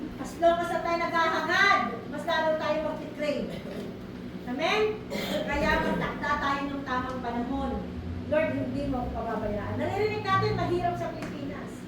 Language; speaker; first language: Filipino; native; Filipino